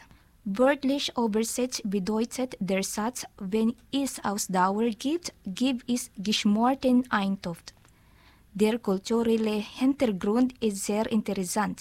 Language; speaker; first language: German; non-native, learner; Filipino